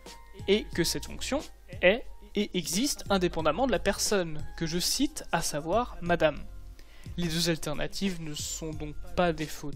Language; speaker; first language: French; native; French